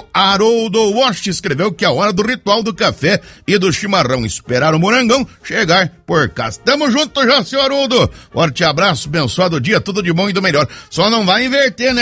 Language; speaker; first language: Portuguese; native; Portuguese